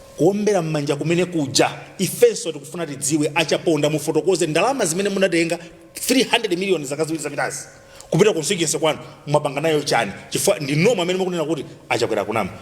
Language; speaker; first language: Nyanja; native; Nyanja